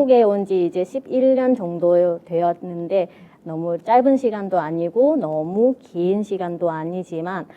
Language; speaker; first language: Korean; non-native, fluent; Vietnamese